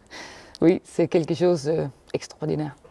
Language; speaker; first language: French; non-native, fluent; Danish